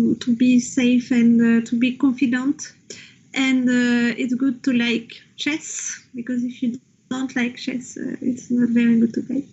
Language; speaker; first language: English; non-native, learner; French